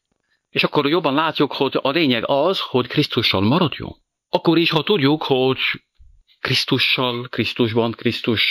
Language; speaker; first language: Hungarian; non-native, fluent; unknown